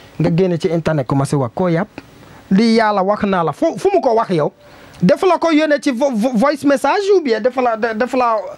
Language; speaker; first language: Wolof; non-native, learner; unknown